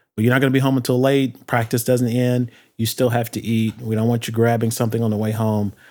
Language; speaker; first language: English; native; English